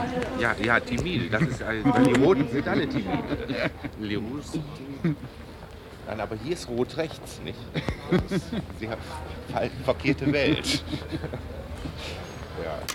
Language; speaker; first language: German; native; German